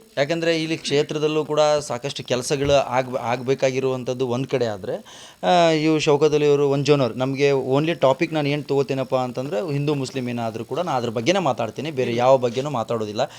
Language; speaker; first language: Kannada; native; Kannada